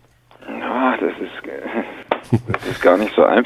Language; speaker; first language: German; native; German